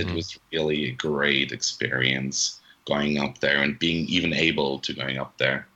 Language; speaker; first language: English; non-native, fluent; Swiss German